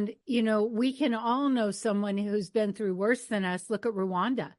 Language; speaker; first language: English; native; English